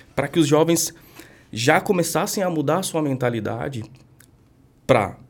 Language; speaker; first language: Portuguese; native; Portuguese